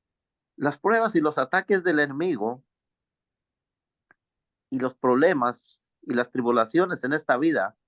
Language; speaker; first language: Spanish; native; Spanish